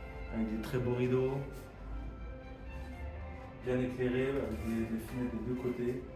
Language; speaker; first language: French; native; French